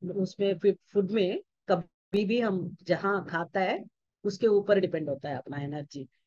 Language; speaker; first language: Hindi; non-native, local second language; Telugu